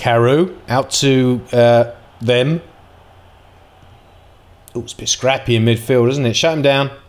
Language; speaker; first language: English; native; English